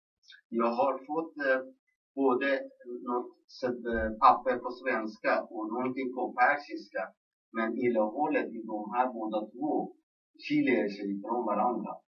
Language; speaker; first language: Swedish; non-native, local second language; Persian